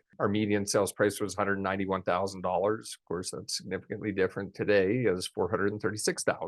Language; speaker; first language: English; native; English